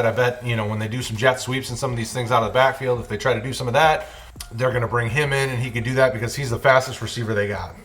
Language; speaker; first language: English; native; English